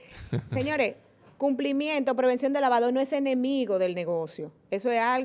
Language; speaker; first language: Spanish; native; Spanish